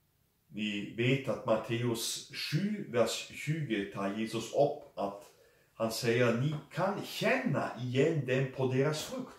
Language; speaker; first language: Swedish; non-native, fluent; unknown